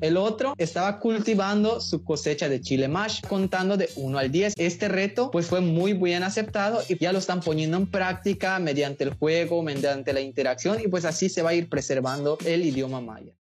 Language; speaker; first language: Spanish; non-native, local second language; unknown